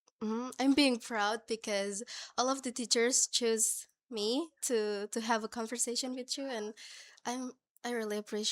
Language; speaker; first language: English; non-native, learner; Indonesian